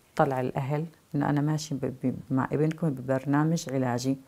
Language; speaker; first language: Arabic; native; Arabic